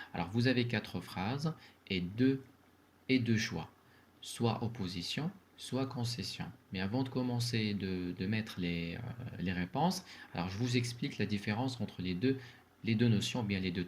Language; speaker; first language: French; non-native, local second language; Arabic